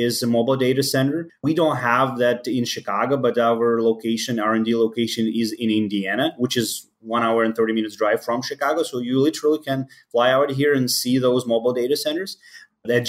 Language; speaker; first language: English; non-native, fluent; Ukrainian